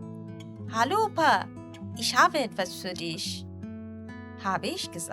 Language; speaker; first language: German; non-native, learner; Bangla